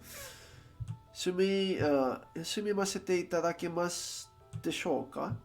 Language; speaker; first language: Japanese; non-native, learner; Spanish